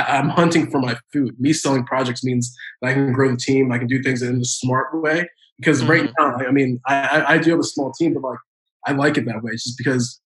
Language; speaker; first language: English; native; English